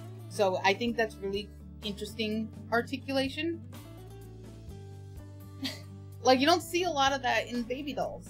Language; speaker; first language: English; native; English